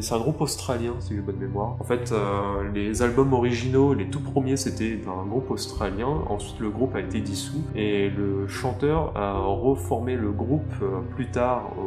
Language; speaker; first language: French; native; French